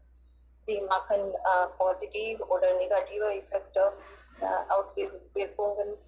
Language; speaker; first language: German; non-native, learner; Hindi